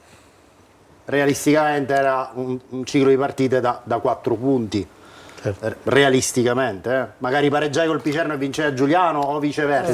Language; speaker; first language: Italian; native; Italian